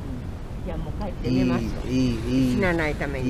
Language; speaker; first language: Japanese; native; Japanese